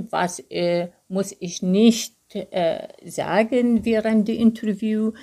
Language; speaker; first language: German; non-native, learner; Arabic